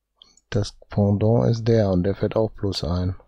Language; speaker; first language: German; native; German